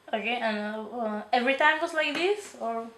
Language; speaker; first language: English; non-native, learner; Czech